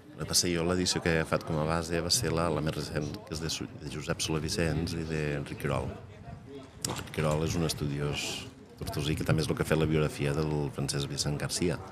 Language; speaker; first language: Catalan; native; Catalan